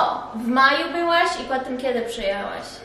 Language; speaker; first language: Polish; early bilingual, heritage; English